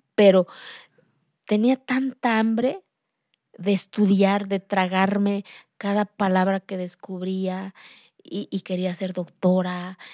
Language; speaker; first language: Spanish; non-native, local second language; Zapotec